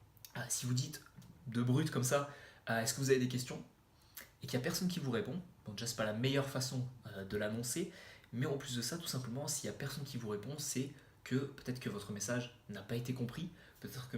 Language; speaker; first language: French; native; French